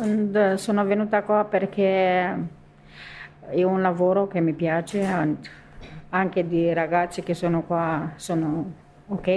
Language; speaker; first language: Italian; non-native, learner; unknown